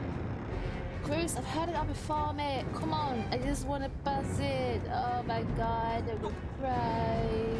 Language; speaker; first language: English; native; English